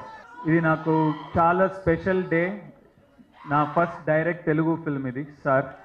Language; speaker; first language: Telugu; non-native, learner; Tamil